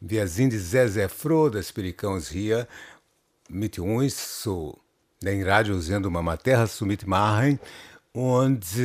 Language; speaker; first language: German; non-native, learner; Portuguese